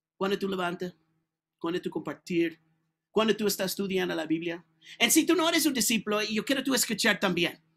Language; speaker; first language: Spanish; non-native, learner; English